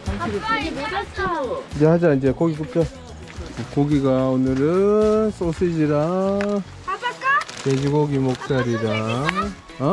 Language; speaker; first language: Korean; native; Korean